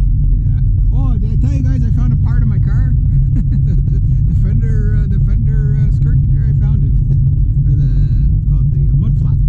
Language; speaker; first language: English; native; English